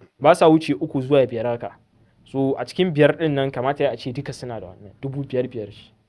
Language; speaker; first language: Hausa; native; Hausa